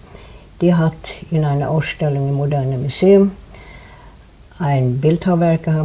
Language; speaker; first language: German; non-native, fluent; Swedish